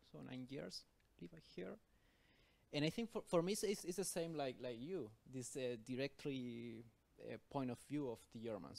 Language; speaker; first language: English; non-native, learner; Spanish